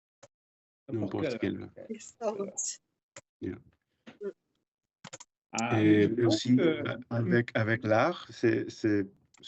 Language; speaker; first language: French; non-native, learner; English